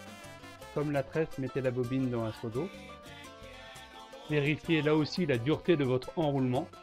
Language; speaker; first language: French; native; French